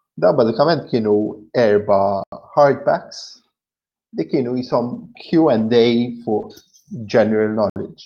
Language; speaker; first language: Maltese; early bilingual, heritage; Maltese